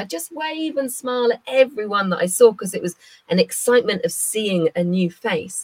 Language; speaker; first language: English; native; English